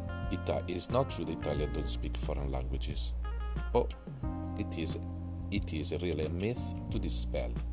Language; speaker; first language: English; non-native, fluent; Italian